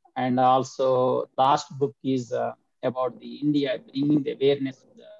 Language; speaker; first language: English; non-native, local second language; Telugu